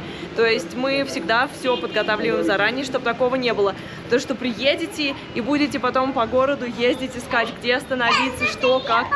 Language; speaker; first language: Russian; native; Russian